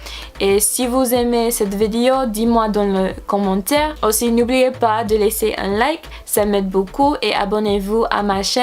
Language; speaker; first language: French; non-native, learner; English